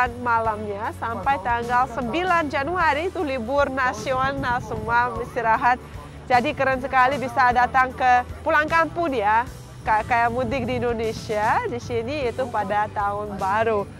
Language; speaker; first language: Indonesian; non-native, fluent; Russian